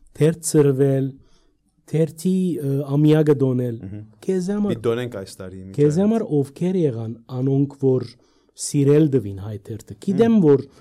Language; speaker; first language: Armenian; early bilingual, heritage; Armenian